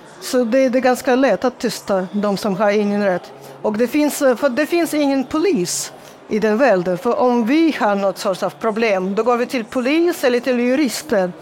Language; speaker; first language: Swedish; non-native, fluent; Russian